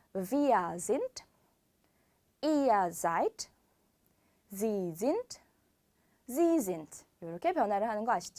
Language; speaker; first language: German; non-native, fluent; Korean